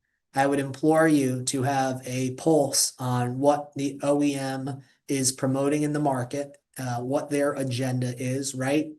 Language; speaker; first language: English; native; English